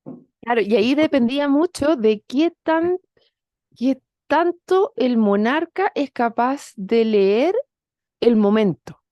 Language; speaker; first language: Spanish; native; Spanish